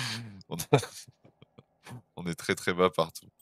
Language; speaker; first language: French; native; French